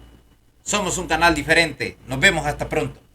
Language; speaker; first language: Spanish; native; Spanish